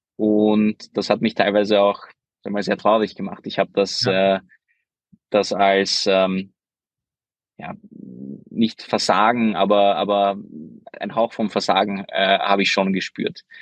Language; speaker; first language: German; early bilingual, other home language; Hungarian